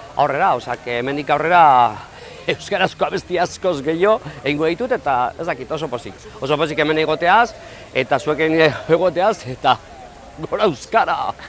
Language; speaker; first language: Basque; non-native, local second language; Spanish